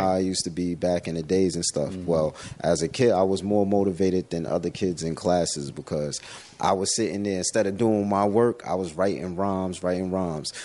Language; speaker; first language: English; native; English